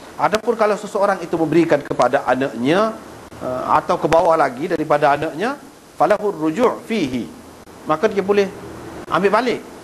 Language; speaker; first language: Malay; native; Malay